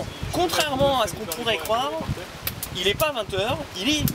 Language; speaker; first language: French; native; French